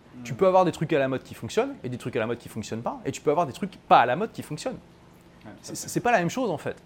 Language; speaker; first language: French; native; French